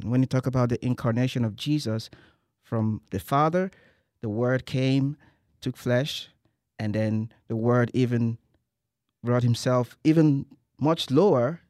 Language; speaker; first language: English; non-native, local second language; Igbo